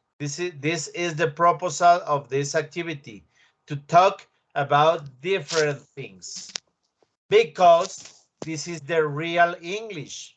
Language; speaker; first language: English; non-native, learner; Spanish